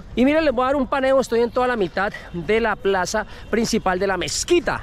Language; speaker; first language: Spanish; native; Spanish